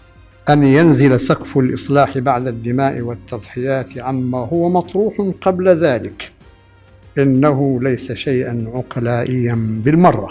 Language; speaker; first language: Arabic; native; Arabic